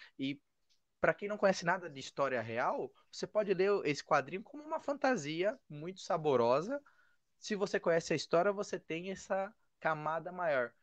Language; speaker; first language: Portuguese; native; Portuguese